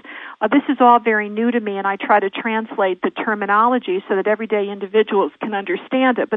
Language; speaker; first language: English; native; English